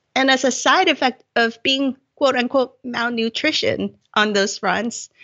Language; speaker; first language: English; non-native, local second language; Cantonese